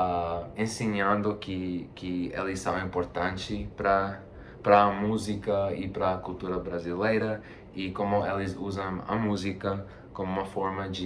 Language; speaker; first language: Portuguese; non-native, fluent; Spanish